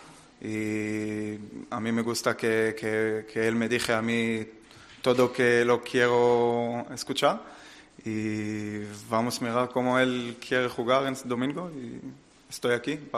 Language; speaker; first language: Spanish; non-native, learner; Hebrew